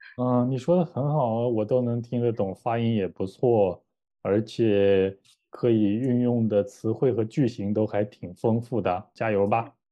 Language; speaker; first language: Chinese; native; Chinese